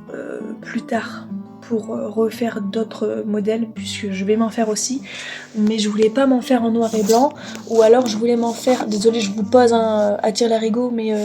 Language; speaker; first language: French; native; French